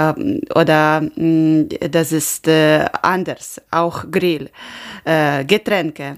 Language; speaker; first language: German; non-native, learner; Ukrainian